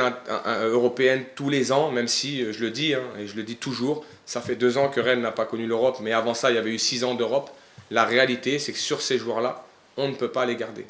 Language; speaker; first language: French; native; French